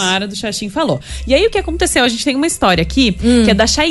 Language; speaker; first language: Portuguese; native; Portuguese